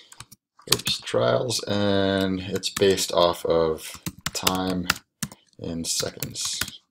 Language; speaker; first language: English; native; English